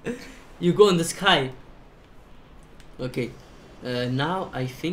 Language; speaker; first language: English; non-native, learner; French